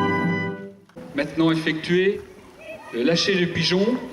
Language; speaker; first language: French; native; French